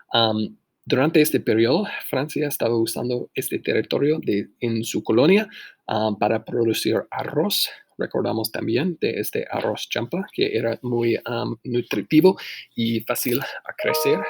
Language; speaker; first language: Spanish; non-native, fluent; English